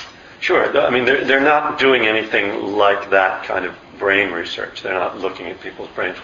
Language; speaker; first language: English; native; English